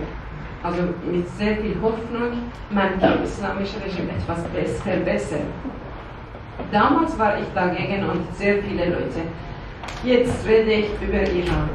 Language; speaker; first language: German; non-native, learner; Persian